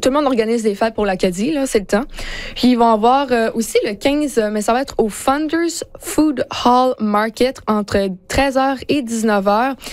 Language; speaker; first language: French; native; French